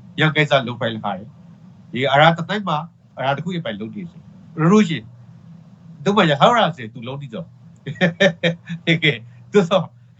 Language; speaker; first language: Burmese; native; Burmese